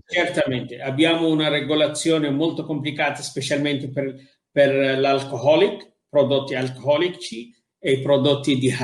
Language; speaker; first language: Italian; non-native, fluent; Arabic